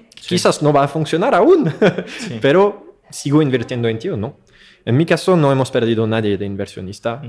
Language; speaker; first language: Spanish; non-native, fluent; French